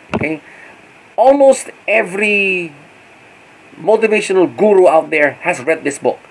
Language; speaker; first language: English; non-native, local second language; Filipino